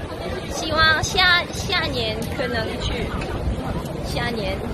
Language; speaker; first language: Chinese; non-native, learner; Korean